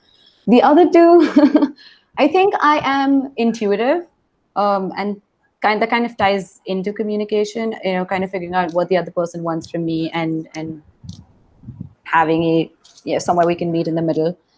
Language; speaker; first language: English; non-native, local second language; Hindi